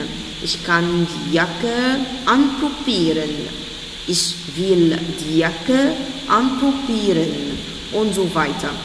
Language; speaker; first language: German; non-native, fluent; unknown